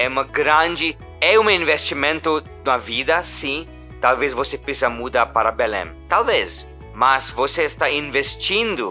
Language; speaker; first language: Portuguese; non-native, learner; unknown